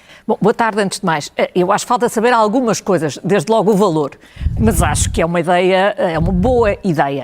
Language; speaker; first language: Portuguese; native; Portuguese